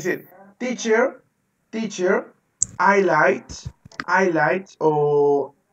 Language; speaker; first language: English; non-native, fluent; Spanish